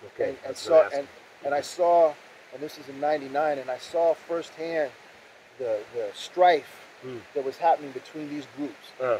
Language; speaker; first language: English; native; English